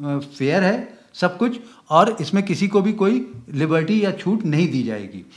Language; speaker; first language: Hindi; native; Hindi